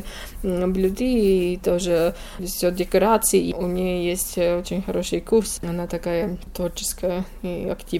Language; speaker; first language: Russian; non-native, local second language; Latvian